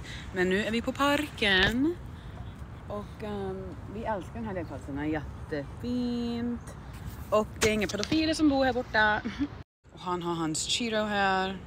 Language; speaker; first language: Swedish; early bilingual, heritage; Swedish